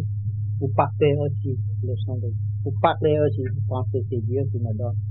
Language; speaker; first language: French; non-native, learner; Vietnamese